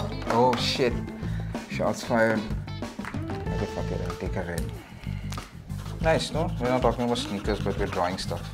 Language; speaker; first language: English; non-native, local second language; Assamese